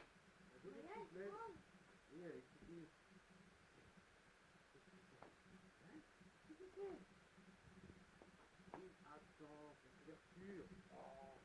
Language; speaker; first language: French; native; French